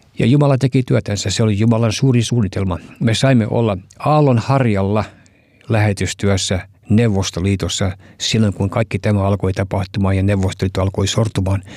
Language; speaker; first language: Finnish; early bilingual, heritage; Finnish